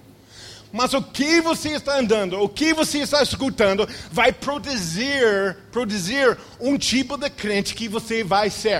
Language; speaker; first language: Portuguese; non-native, fluent; English